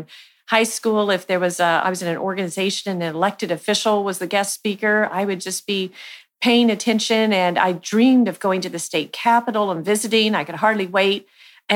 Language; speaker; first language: English; native; English